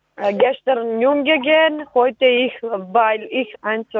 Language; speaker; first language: German; non-native, learner; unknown